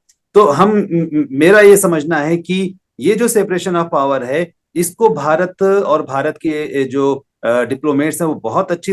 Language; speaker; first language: Hindi; native; Hindi